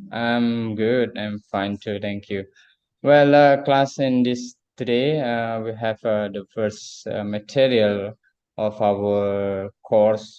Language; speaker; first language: English; non-native, fluent; Indonesian